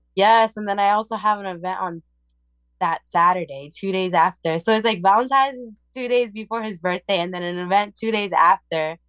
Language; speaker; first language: English; early bilingual, other home language; Spanish